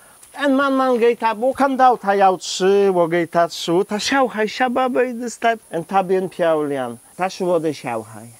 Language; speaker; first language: Chinese; non-native, learner; Polish